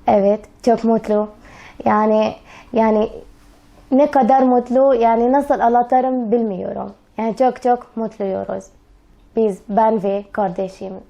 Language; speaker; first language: Turkish; early bilingual, other home language; Arabic